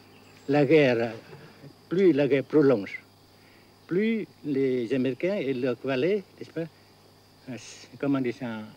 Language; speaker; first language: French; non-native, local second language; Vietnamese